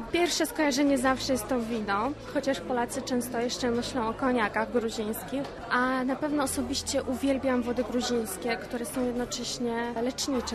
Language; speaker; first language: Polish; non-native, fluent; Georgian